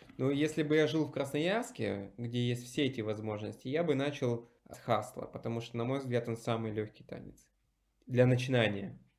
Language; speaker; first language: Russian; native; Russian